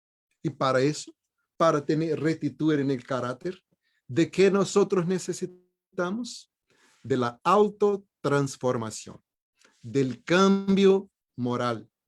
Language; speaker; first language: Spanish; non-native, fluent; Portuguese